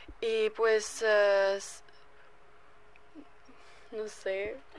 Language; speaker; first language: Spanish; non-native, fluent; French